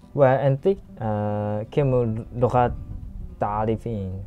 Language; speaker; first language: Arabic; non-native, learner; Japanese